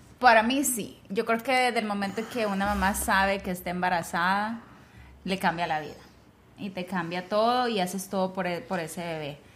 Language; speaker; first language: Spanish; native; Spanish